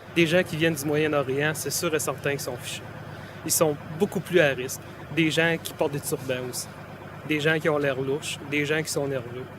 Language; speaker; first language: French; native; French